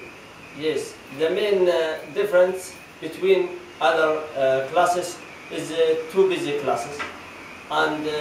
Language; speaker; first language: English; non-native, learner; Arabic